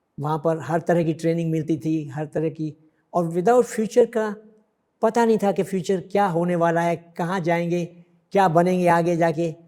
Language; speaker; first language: Hindi; early bilingual, other home language; Sindhi